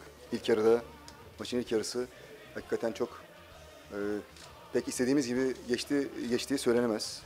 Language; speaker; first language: Turkish; native; Turkish